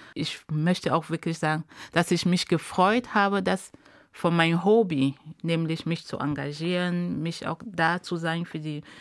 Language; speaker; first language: German; non-native, fluent; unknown